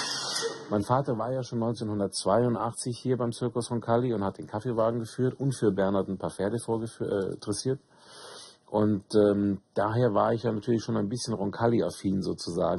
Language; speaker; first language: German; native; German